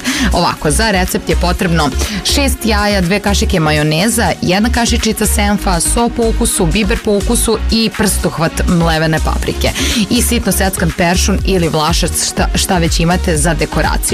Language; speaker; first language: Serbian; native; Serbian